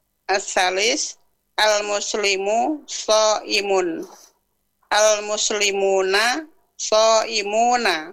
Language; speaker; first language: Arabic; non-native, learner; Indonesian